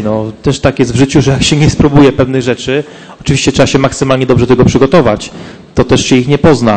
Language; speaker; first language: Polish; native; Polish